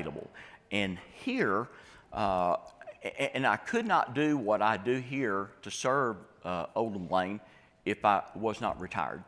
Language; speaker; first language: English; native; English